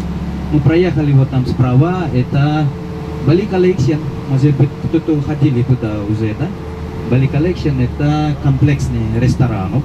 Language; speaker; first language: Russian; non-native, fluent; Indonesian